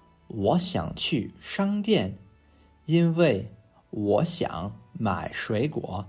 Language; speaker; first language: Chinese; non-native, fluent; English